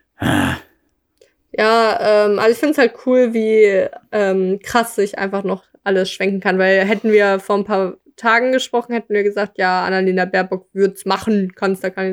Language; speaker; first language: German; native; German